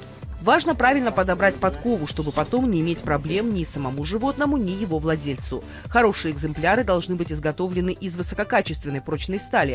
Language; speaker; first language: Russian; native; Russian